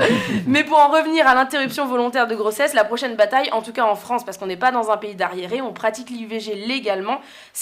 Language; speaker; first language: French; native; French